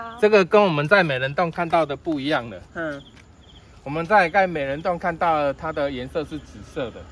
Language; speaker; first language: Chinese; native; Chinese